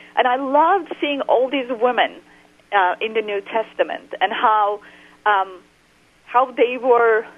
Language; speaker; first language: English; non-native, fluent; Turkish